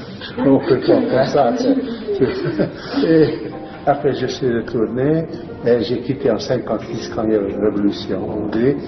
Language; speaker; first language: French; non-native, fluent; Hungarian